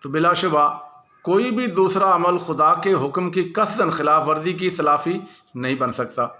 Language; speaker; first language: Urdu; non-native, local second language; Punjabi